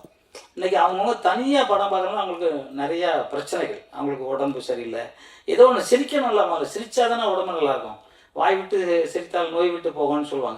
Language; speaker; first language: Tamil; native; Tamil